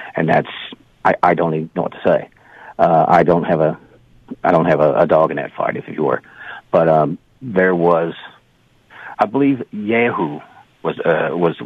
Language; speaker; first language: English; native; English